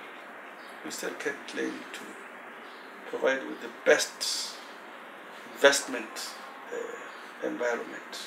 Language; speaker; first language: English; non-native, local second language; Tswana